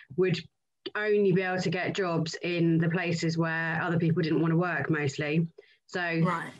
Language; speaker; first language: English; native; English